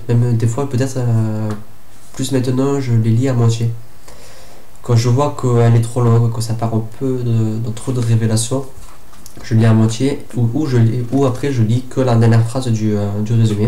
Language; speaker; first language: French; native; French